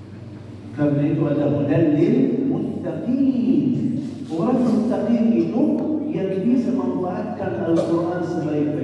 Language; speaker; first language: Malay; non-native, fluent; Arabic